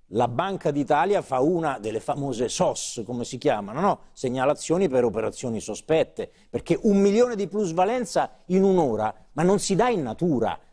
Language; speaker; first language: Italian; native; Italian